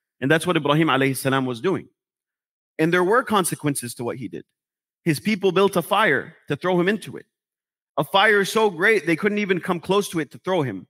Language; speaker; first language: English; native; English